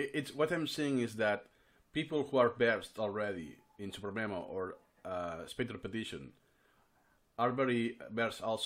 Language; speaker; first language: English; non-native, fluent; Spanish